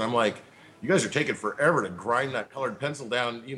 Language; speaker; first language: English; native; English